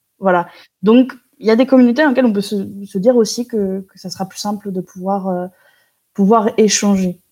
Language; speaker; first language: French; native; French